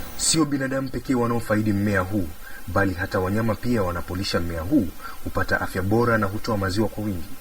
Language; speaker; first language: Swahili; native; Swahili